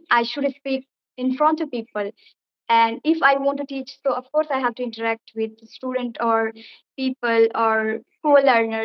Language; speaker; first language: English; non-native, fluent; Bangla